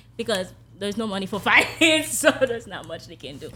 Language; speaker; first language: English; early bilingual, other home language; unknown